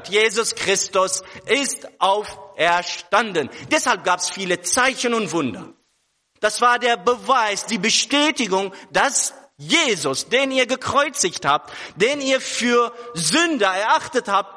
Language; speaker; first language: German; non-native, fluent; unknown